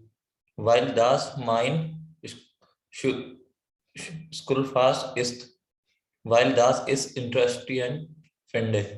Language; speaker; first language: German; non-native, learner; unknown